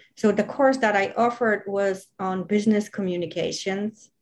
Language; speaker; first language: English; non-native, fluent; Bulgarian